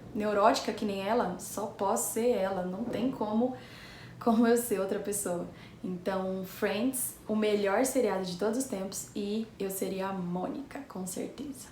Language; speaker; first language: Portuguese; native; Portuguese